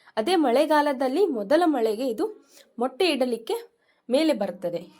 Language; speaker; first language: Kannada; non-native, local second language; Konkani